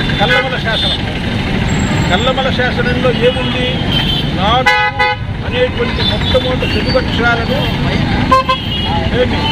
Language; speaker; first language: Telugu; native; Telugu